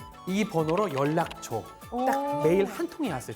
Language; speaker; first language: Korean; native; Korean